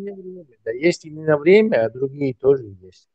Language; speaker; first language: Russian; non-native, local second language; Chechen